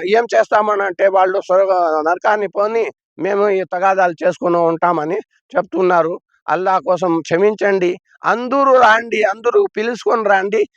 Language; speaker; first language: Telugu; non-native, local second language; Urdu